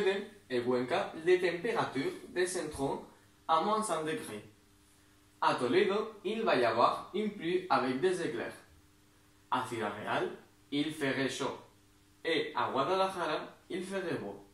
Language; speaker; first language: French; non-native, learner; Spanish